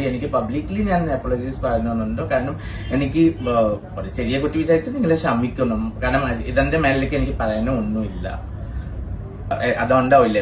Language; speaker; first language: Malayalam; non-native, fluent; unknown